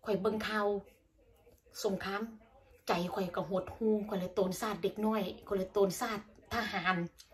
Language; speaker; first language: Thai; native; Thai